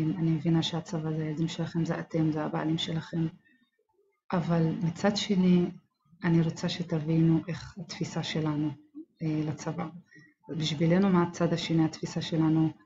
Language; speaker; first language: Hebrew; non-native, local second language; Arabic